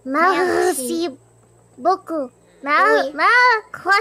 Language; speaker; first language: French; non-native, learner; English